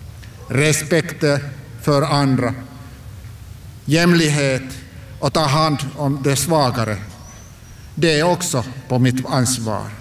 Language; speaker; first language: Swedish; non-native, local second language; Finnish